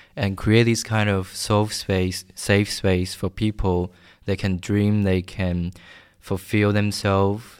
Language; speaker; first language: English; non-native, fluent; Chinese